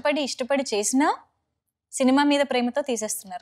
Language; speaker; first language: Telugu; native; Telugu